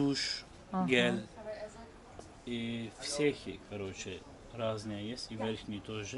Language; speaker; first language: Russian; non-native, learner; Turkish